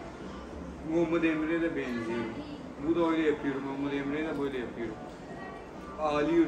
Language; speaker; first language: Turkish; non-native, learner; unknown